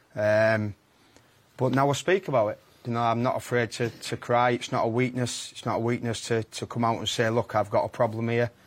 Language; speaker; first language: English; native; English